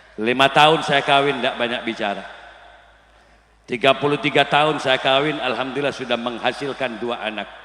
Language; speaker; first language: Indonesian; non-native, local second language; Madurese